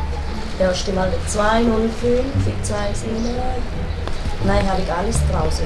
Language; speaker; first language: German; non-native, fluent; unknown